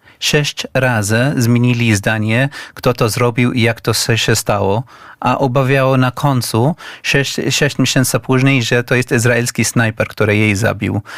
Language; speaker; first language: Polish; non-native, learner; Arabic